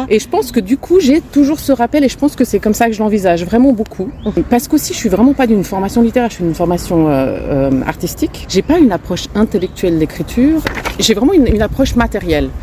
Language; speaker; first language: French; non-native, local second language; Romanian